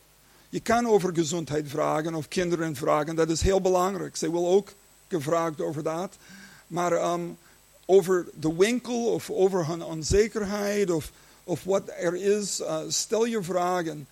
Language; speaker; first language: Dutch; non-native, learner; English